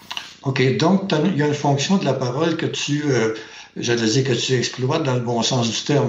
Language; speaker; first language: French; native; French